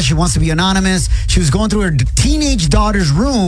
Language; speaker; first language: English; early bilingual, other home language; Spanish